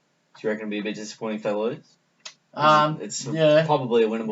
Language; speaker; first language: English; native; English